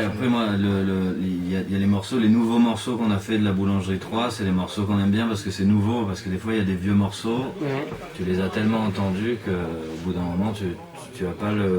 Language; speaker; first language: French; native; French